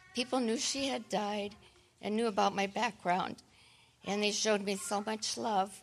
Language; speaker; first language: English; native; English